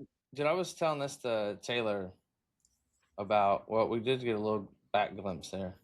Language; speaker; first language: English; native; English